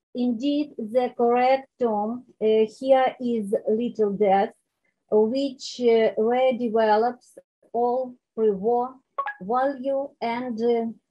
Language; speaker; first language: English; non-native, learner; Ukrainian